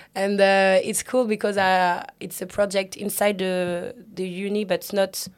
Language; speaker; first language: English; non-native, learner; French